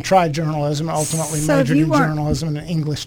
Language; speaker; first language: English; native; English